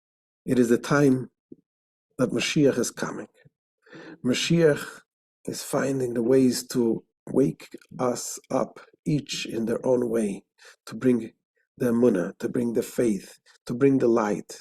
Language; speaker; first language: English; non-native, fluent; Hebrew